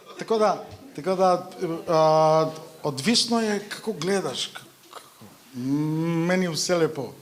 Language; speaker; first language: Slovenian; non-native, fluent; Macedonian